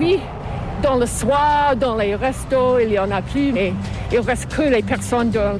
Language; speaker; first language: French; non-native, fluent; English